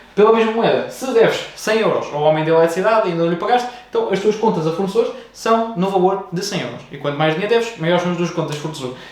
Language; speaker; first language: Portuguese; native; Portuguese